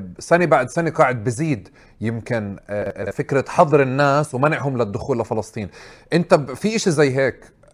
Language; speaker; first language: Arabic; native; Arabic